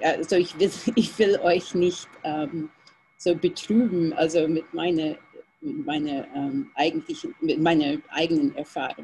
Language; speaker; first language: German; non-native, fluent; English